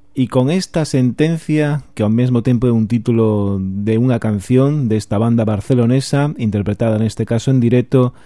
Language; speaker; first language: Spanish; non-native, local second language; Galician